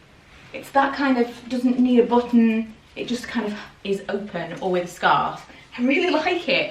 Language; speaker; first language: English; native; English